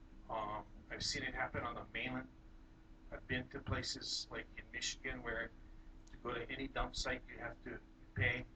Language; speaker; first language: English; native; English